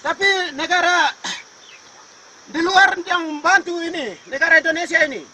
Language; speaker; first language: Indonesian; non-native, local second language; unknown